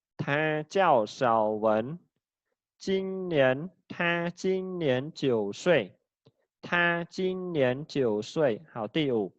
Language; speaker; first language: Chinese; non-native, fluent; Khmer